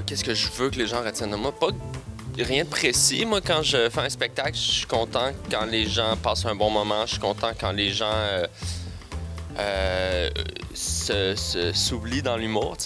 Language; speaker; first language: French; native; French